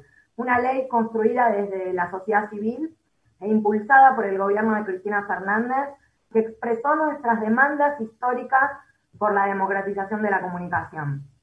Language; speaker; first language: Spanish; native; Spanish